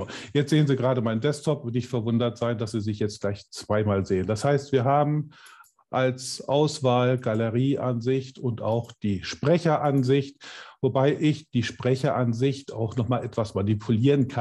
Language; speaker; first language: German; native; German